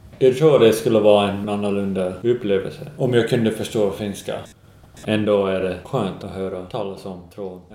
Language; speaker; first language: Swedish; non-native, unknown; English